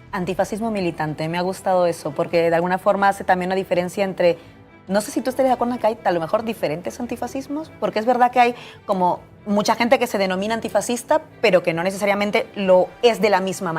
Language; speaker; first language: Spanish; native; Spanish